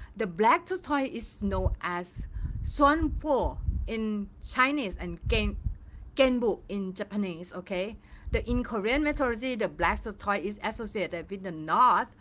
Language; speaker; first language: English; non-native, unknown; Thai